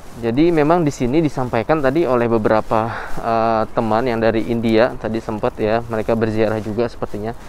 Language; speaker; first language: Indonesian; native; Indonesian